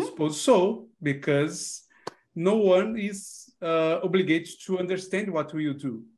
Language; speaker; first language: English; non-native, learner; Portuguese